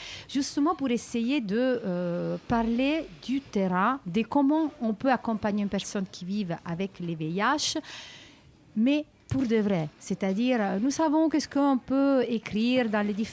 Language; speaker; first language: French; native; French